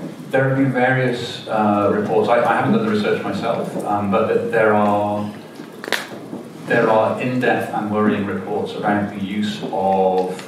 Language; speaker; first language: English; native; English